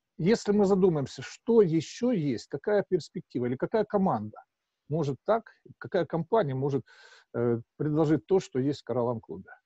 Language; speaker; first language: Russian; native; Russian